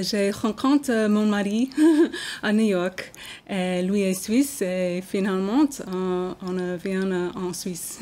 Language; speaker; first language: French; non-native, learner; English